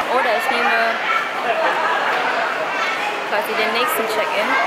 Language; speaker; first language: German; early bilingual, other home language; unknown